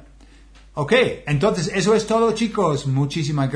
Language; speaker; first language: Spanish; non-native, fluent; English